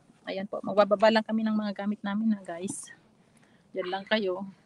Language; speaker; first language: Filipino; native; Filipino